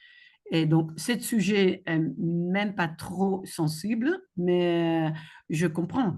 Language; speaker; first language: French; non-native, fluent; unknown